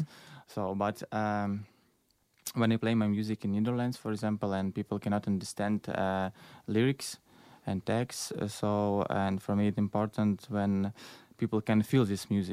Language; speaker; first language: English; non-native, learner; Belarusian